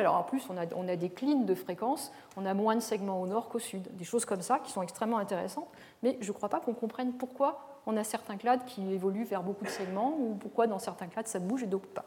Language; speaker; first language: French; native; French